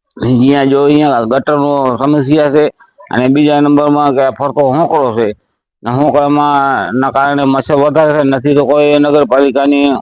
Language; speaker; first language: Gujarati; native; Gujarati